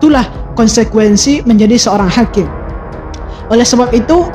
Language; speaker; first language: Indonesian; native; Indonesian